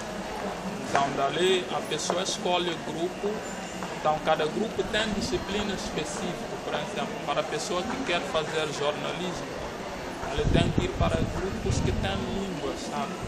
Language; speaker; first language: Portuguese; non-native, local second language; Upper Guinea Crioulo